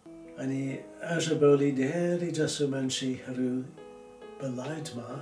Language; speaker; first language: Nepali; non-native, fluent; English